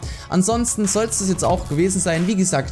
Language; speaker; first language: German; native; German